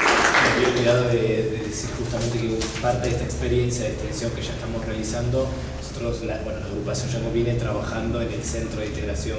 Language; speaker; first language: Spanish; native; Spanish